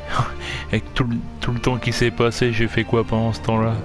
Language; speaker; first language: French; native; French